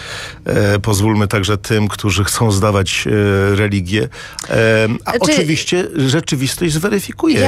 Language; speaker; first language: Polish; native; Polish